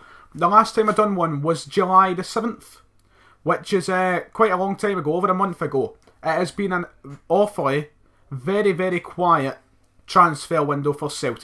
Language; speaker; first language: English; native; English